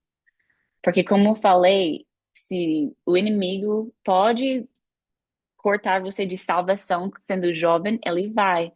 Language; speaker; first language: Portuguese; non-native, fluent; English